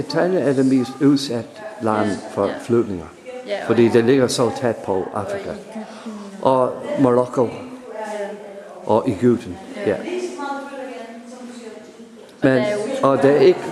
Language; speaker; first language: Danish; non-native, learner; English